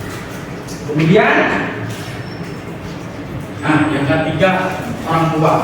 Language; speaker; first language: Indonesian; native; Indonesian